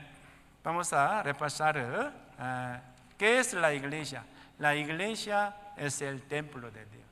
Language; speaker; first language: Spanish; non-native, learner; Korean